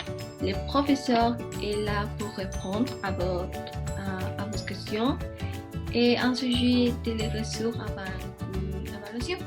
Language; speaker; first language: French; non-native, learner; Spanish